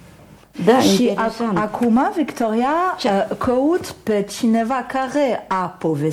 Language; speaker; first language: Romanian; non-native, learner; French